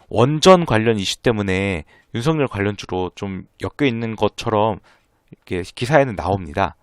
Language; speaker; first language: Korean; native; Korean